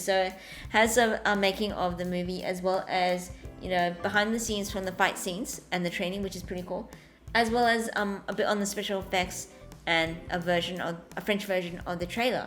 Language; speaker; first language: English; native; English